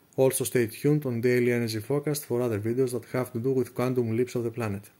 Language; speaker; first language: English; non-native, fluent; Greek